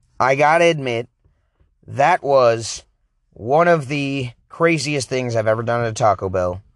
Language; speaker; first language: English; native; English